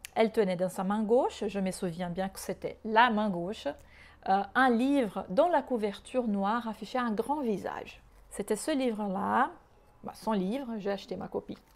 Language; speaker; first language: French; non-native, fluent; Portuguese